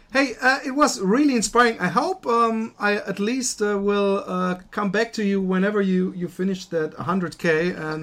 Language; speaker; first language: English; non-native, fluent; German